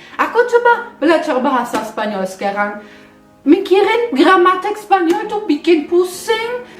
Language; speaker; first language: Indonesian; non-native, fluent; German